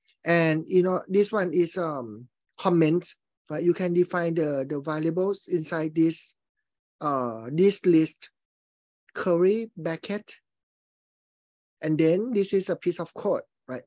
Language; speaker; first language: English; non-native, fluent; Thai